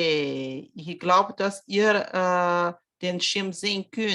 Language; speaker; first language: German; non-native, fluent; Portuguese